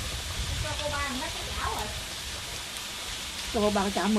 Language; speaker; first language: Vietnamese; native; Vietnamese